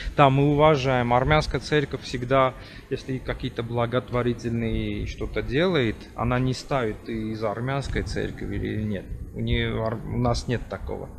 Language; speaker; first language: Russian; non-native, local second language; Armenian